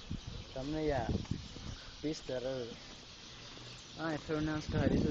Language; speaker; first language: Greek; native; Greek